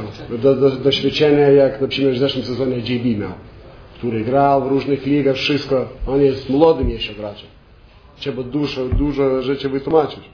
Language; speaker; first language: Polish; non-native, learner; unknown